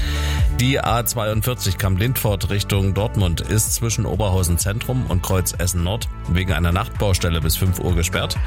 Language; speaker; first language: German; native; German